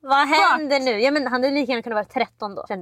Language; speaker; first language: Swedish; native; Swedish